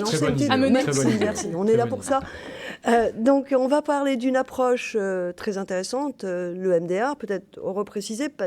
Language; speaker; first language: French; native; French